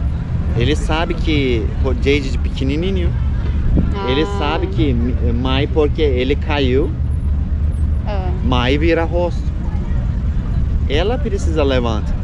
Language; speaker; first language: Portuguese; non-native, learner; Turkish